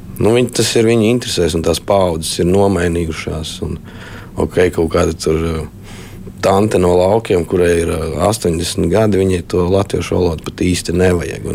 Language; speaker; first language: Latvian; native; Latvian